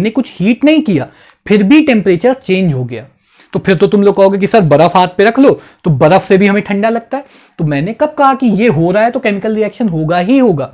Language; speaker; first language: Hindi; native; Hindi